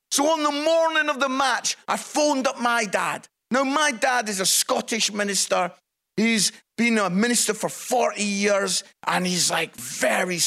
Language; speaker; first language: English; native; English